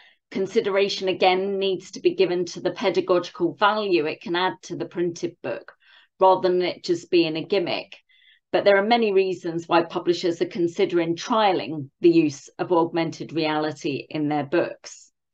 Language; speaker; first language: English; native; English